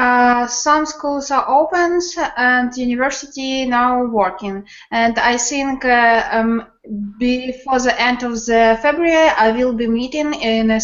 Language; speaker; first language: English; non-native, learner; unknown